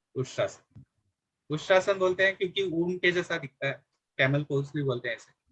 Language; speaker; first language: Hindi; non-native, local second language; Marathi